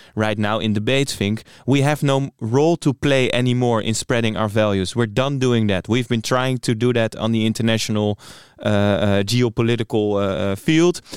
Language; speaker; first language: English; non-native, fluent; Dutch